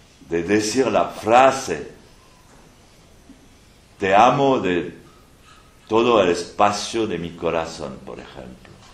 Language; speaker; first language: Spanish; non-native, fluent; French